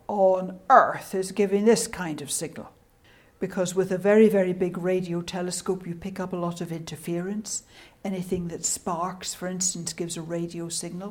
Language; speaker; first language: English; native; English